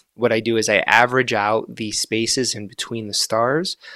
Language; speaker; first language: English; early bilingual, other home language; Arabic